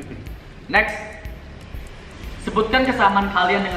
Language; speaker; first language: Indonesian; native; Indonesian